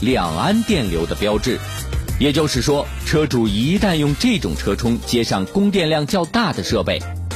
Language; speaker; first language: Chinese; native; Chinese